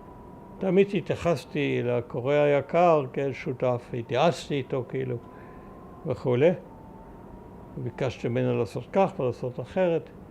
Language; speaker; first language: Hebrew; early bilingual, other home language; German